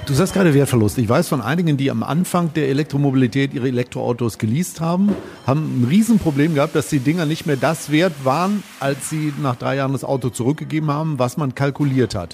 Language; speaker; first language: German; native; German